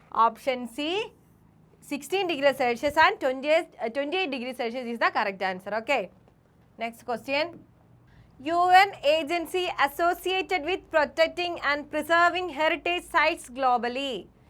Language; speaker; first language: English; non-native, local second language; Malayalam